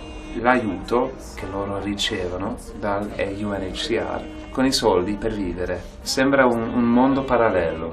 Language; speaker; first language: Italian; non-native, fluent; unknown